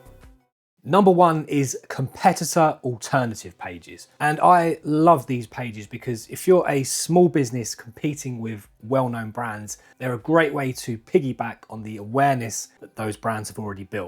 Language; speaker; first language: English; native; English